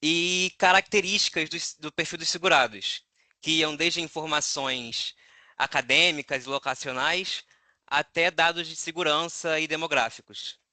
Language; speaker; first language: Portuguese; native; Portuguese